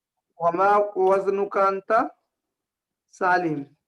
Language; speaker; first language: Arabic; non-native, learner; Urdu